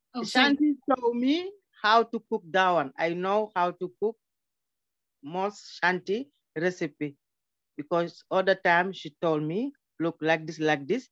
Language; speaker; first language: English; non-native, learner; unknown